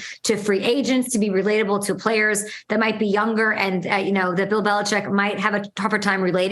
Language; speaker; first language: English; native; English